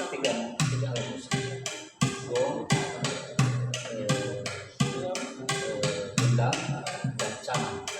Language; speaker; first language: Indonesian; non-native, local second language; Nias